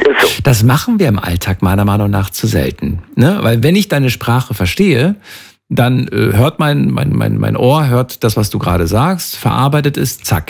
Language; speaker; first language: German; native; German